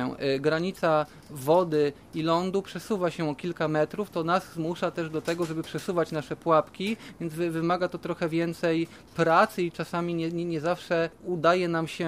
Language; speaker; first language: Polish; native; Polish